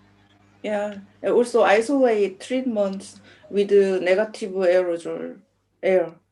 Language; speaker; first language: English; non-native, learner; Korean